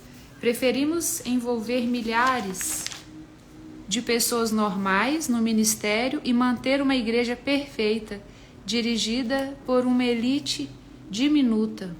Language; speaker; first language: Portuguese; native; Portuguese